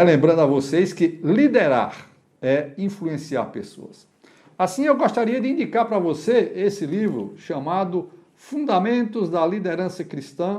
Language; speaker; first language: Portuguese; native; Portuguese